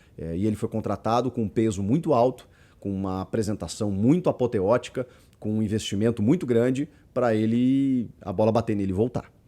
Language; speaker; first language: Portuguese; native; Portuguese